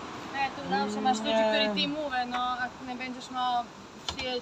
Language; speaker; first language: Polish; non-native, learner; Croatian